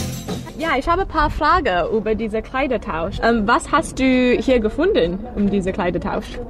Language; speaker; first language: German; non-native, learner; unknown